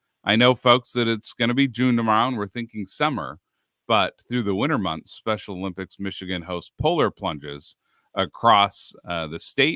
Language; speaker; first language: English; native; English